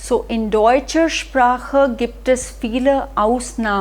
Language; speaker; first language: German; non-native, fluent; Hindi